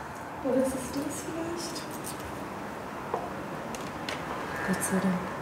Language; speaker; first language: German; early bilingual, other home language; Turkish